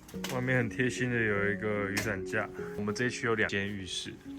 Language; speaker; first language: Chinese; native; Chinese